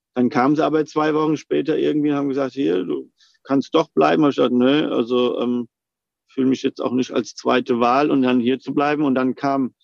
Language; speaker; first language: German; native; German